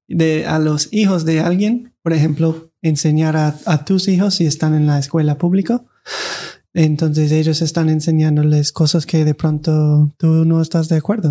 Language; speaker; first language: Spanish; non-native, fluent; English